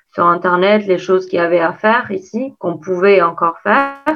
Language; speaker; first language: French; non-native, fluent; Albanian